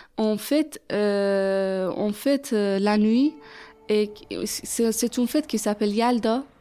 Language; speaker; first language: French; non-native, fluent; Persian